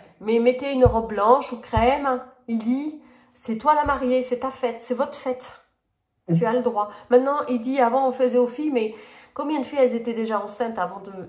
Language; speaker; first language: French; native; French